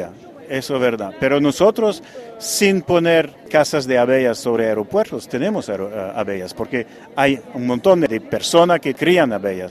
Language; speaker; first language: Spanish; non-native, fluent; French